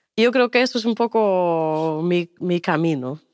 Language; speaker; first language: Spanish; non-native, fluent; German